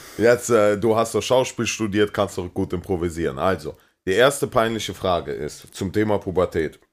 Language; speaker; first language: German; early bilingual, other home language; Russian